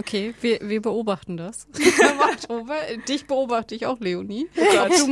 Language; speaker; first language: German; native; German